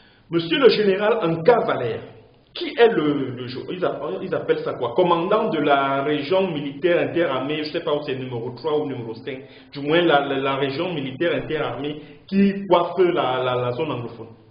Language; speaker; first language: French; native; French